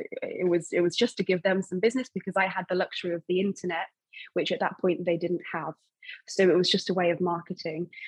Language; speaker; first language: English; native; English